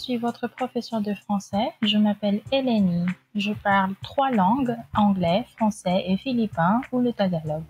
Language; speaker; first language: French; non-native, fluent; Filipino